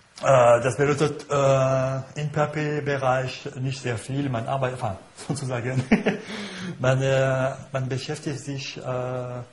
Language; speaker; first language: German; non-native, fluent; French